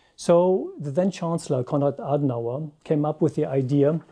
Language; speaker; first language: English; non-native, fluent; German